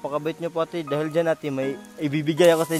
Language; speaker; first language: Filipino; native; Filipino